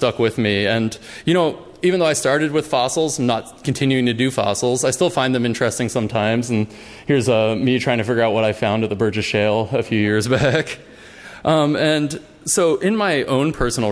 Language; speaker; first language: English; native; English